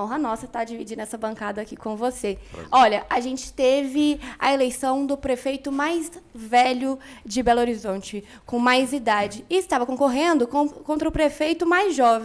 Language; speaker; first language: Portuguese; native; Portuguese